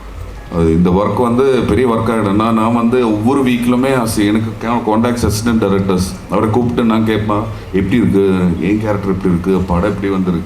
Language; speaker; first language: Tamil; non-native, learner; Malayalam